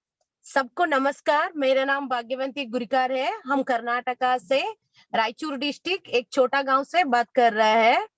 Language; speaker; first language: Hindi; non-native, local second language; Kannada